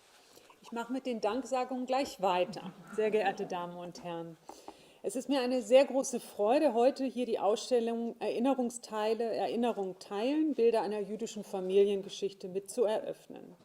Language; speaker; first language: German; native; German